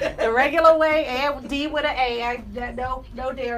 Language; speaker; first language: English; native; English